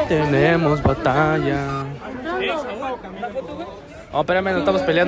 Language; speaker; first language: Spanish; native; Spanish